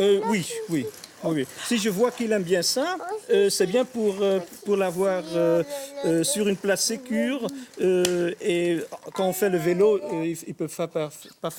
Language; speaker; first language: French; non-native, fluent; Dutch